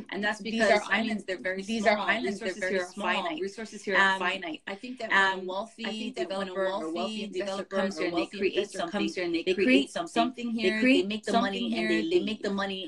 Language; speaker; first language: English; native; English